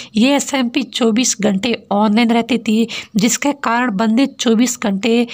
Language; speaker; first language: Hindi; native; Hindi